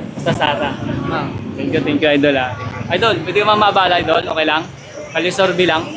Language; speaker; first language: Filipino; native; Filipino